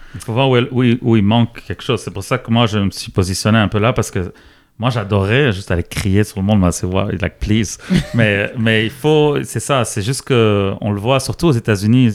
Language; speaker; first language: French; non-native, local second language; Arabic